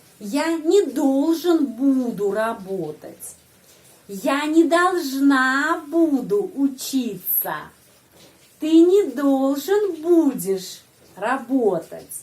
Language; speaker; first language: Russian; non-native, fluent; Indonesian